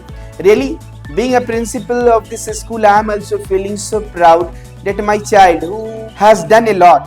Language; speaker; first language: Hindi; native; Hindi